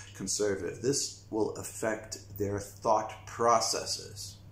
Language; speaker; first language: English; native; English